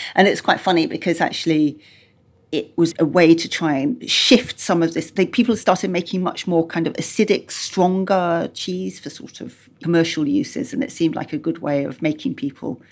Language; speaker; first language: English; native; English